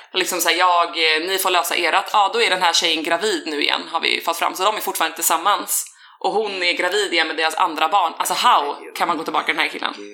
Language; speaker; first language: Swedish; native; Swedish